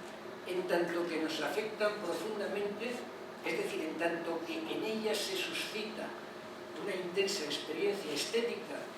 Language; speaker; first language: Spanish; native; Spanish